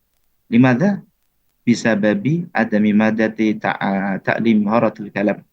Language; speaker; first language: Arabic; non-native, fluent; Indonesian